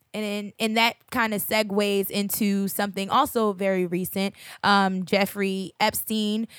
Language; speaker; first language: English; native; English